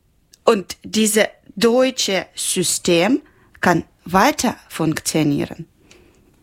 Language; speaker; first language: German; non-native, local second language; Ukrainian